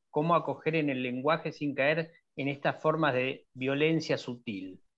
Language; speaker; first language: Spanish; native; Spanish